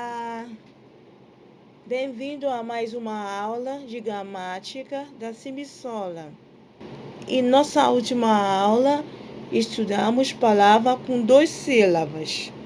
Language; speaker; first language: Portuguese; non-native, fluent; Yoruba